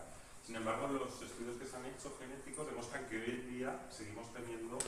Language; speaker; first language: Spanish; native; Spanish